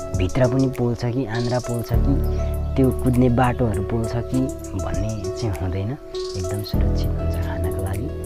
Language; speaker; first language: Nepali; non-native, local second language; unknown